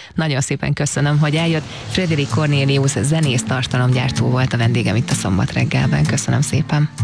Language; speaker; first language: Hungarian; native; Hungarian